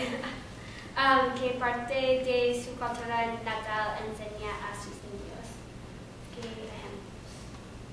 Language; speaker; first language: Spanish; non-native, learner; English